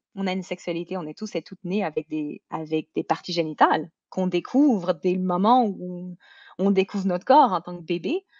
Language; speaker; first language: French; native; French